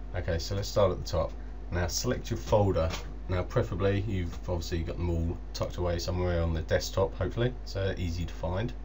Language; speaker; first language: English; native; English